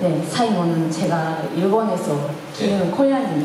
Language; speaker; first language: Korean; non-native, learner; Japanese